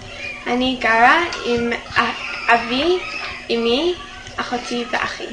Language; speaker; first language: Hebrew; non-native, fluent; English